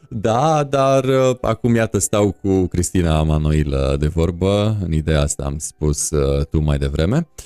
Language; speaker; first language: Romanian; native; Romanian